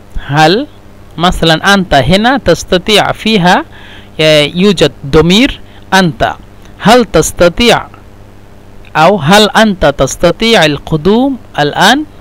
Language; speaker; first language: Egyptian Arabic; non-native, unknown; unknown